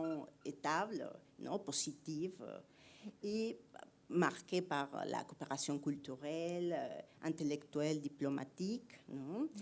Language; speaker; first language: French; non-native, fluent; Spanish